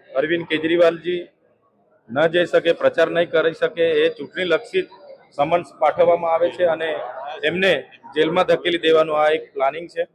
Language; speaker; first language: Gujarati; non-native, local second language; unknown